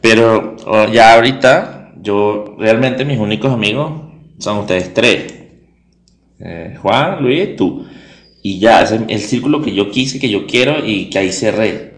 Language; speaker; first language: Spanish; native; Spanish